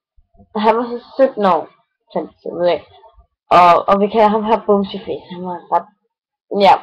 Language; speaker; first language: Danish; native; Danish